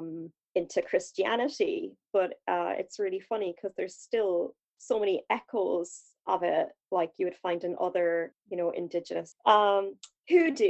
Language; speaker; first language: English; native; English